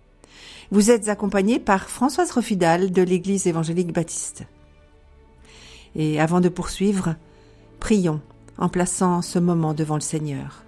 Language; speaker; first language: French; native; French